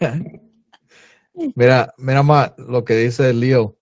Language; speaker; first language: Spanish; early bilingual, heritage; Spanish